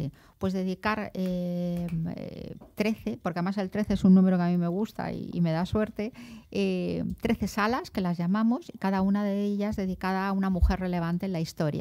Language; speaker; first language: Spanish; native; Spanish